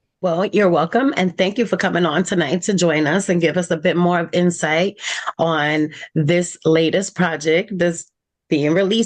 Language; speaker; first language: English; native; English